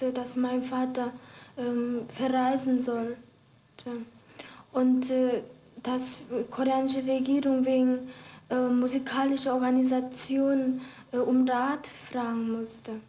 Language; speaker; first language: German; non-native, fluent; Korean